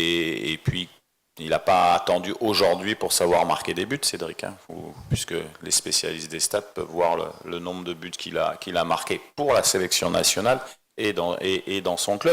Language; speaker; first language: French; native; French